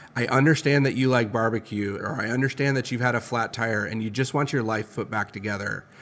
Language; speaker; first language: English; native; English